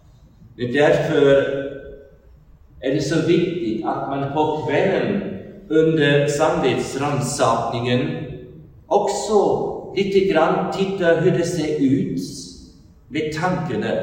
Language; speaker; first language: Swedish; non-native, fluent; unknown